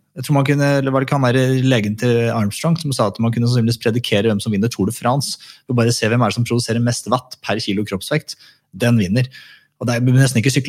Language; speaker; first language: Norwegian; native; Norwegian